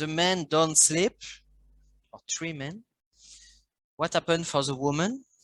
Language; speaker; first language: English; non-native, learner; French